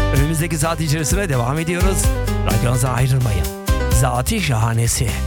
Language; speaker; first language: Turkish; early bilingual, heritage; Turkish